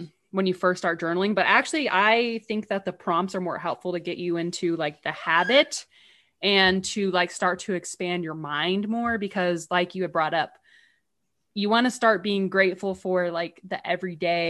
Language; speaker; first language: English; native; English